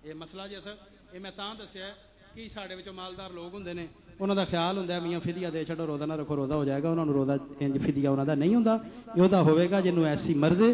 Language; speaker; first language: Urdu; non-native, local second language; Punjabi